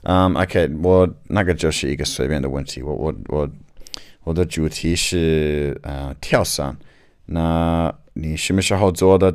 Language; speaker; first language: Chinese; non-native, learner; English